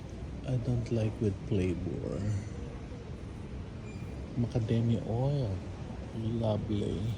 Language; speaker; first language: English; non-native, local second language; Filipino